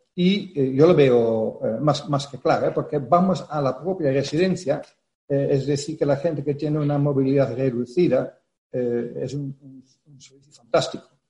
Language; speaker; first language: Spanish; non-native, fluent; Dutch